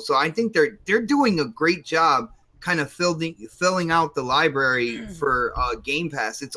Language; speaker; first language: English; native; English